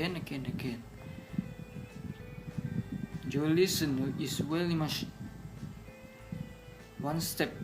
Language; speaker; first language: English; non-native, learner; Thai